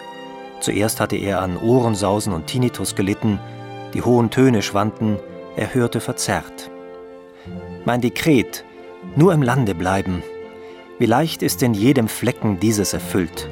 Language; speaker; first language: German; native; German